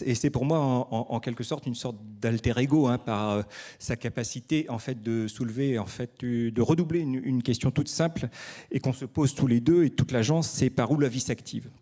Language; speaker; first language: French; native; French